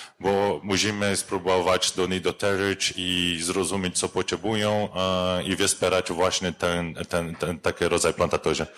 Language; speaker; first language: Polish; non-native, learner; Portuguese